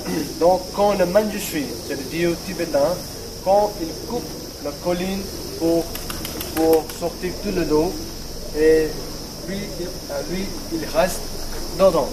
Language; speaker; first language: French; non-native, learner; Nepali